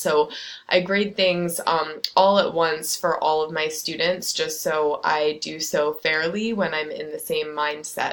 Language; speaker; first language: English; native; English